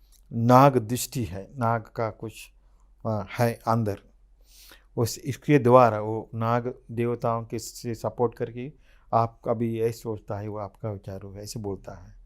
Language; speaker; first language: Hindi; non-native, fluent; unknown